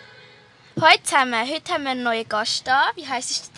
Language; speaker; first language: German; native; German